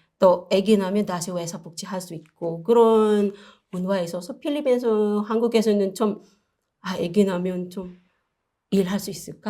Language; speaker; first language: Korean; non-native, learner; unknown